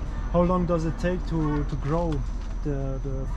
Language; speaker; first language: English; non-native, fluent; Croatian